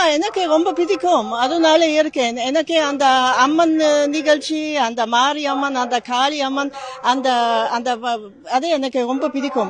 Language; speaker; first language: Tamil; non-native, learner; German